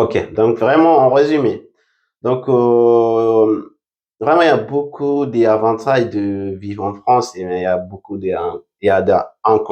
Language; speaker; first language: French; non-native, fluent; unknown